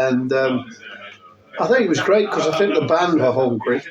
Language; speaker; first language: English; native; English